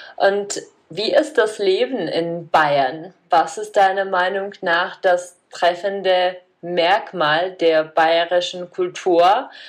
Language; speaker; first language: German; non-native, fluent; Czech